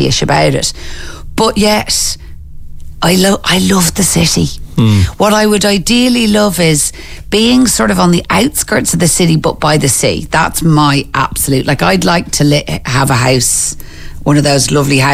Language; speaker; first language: English; native; English